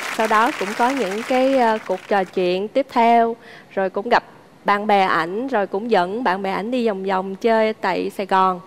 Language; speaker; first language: Vietnamese; native; Vietnamese